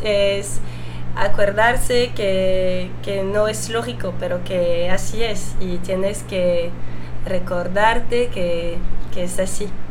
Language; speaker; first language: Spanish; non-native, fluent; French